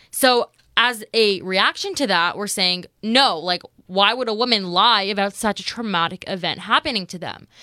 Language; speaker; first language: English; native; English